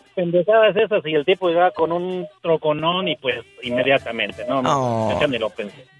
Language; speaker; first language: Spanish; native; Spanish